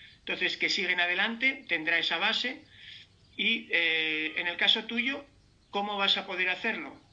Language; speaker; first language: Spanish; native; Spanish